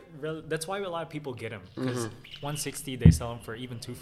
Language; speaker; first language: English; early bilingual, other home language; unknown